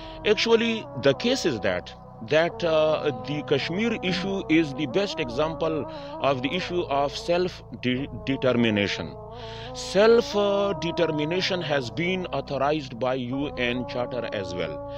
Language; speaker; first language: English; non-native, local second language; Pashto